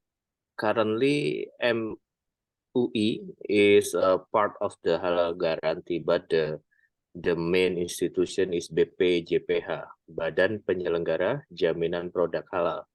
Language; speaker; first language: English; non-native, fluent; Indonesian